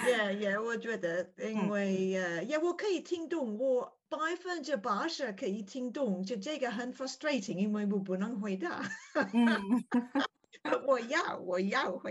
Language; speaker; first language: Chinese; non-native, learner; English